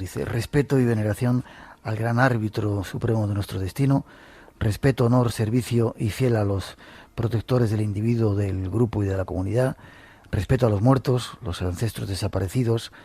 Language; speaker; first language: Spanish; native; Spanish